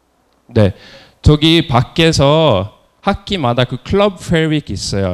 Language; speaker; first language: Korean; non-native, fluent; Norwegian